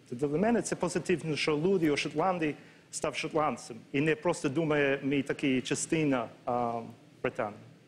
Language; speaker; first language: Ukrainian; non-native, learner; English